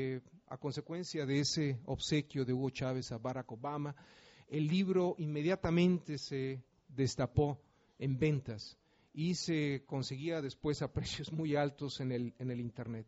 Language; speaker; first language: Spanish; native; Spanish